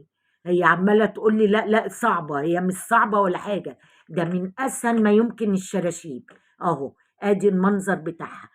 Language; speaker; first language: Arabic; native; Arabic